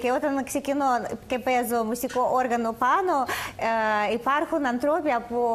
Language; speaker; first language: Greek; non-native, learner; Russian